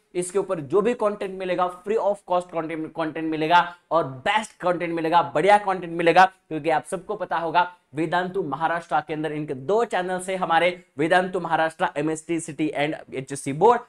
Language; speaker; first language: Hindi; non-native, local second language; Marathi